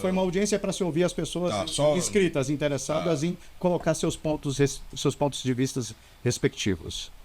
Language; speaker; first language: Portuguese; native; Portuguese